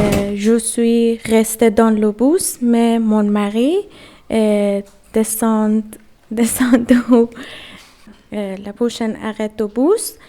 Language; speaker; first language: French; non-native, learner; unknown